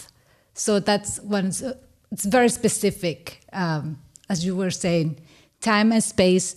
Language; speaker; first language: English; non-native, fluent; Spanish